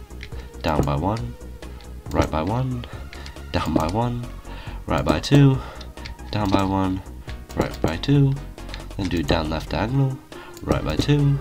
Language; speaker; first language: English; native; English